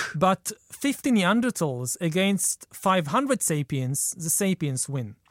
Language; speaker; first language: English; non-native, fluent; Hebrew